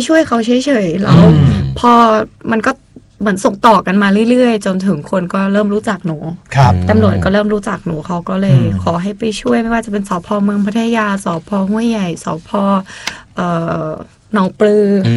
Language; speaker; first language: Thai; non-native, local second language; Russian